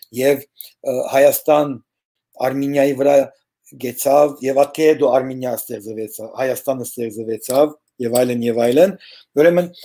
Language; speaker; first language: Armenian; early bilingual, heritage; Armenian